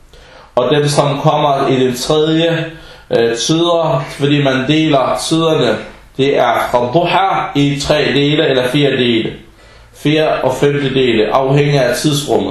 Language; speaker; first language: Danish; non-native, fluent; Arabic